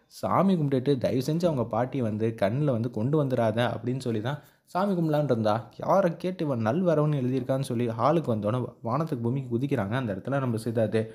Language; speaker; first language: Tamil; native; Tamil